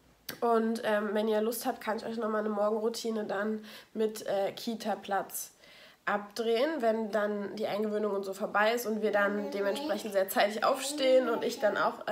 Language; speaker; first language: German; native; German